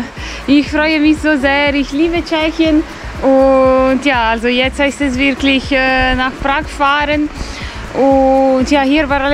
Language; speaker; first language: German; non-native, fluent; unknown